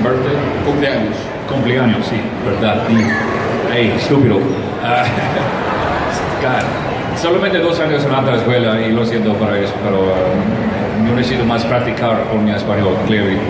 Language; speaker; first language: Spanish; non-native, learner; English